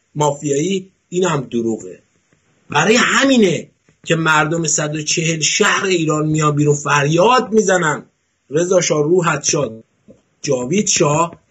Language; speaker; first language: Persian; native; Persian